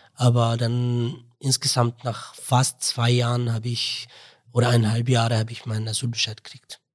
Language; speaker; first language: German; non-native, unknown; Arabic